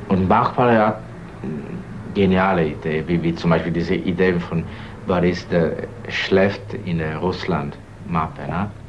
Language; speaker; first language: German; non-native, fluent; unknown